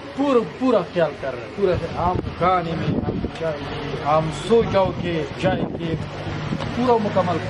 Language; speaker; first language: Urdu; non-native, learner; Pashto